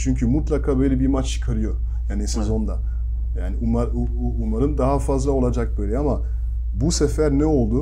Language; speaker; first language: Turkish; non-native, fluent; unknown